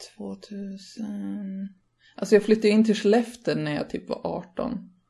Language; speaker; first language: Swedish; native; Swedish